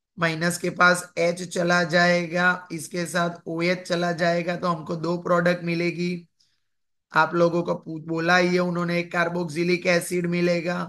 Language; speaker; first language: Hindi; non-native, local second language; Gujarati